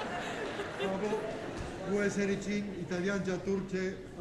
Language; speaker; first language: Turkish; non-native, learner; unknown